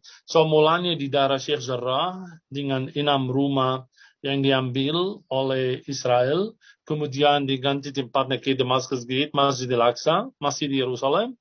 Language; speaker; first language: Indonesian; non-native, fluent; Arabic